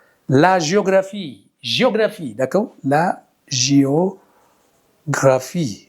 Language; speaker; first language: French; non-native, fluent; Amharic